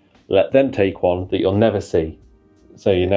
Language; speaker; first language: English; native; English